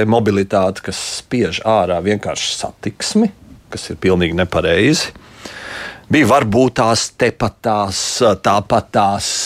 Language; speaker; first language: Latvian; native; Latvian